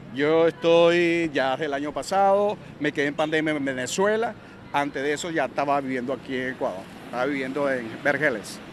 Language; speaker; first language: Spanish; native; Spanish